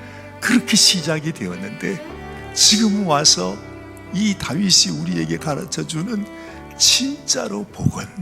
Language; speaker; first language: Korean; native; Korean